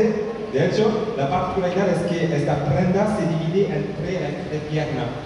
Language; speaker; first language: Spanish; non-native, learner; French